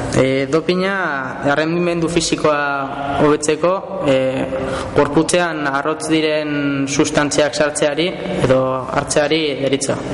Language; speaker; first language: Basque; non-native, local second language; Spanish